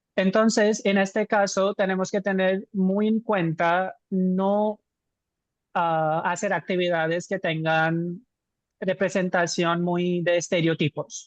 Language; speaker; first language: Spanish; non-native, fluent; Hindi